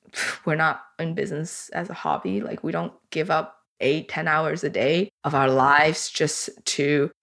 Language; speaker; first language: English; early bilingual, other home language; Chinese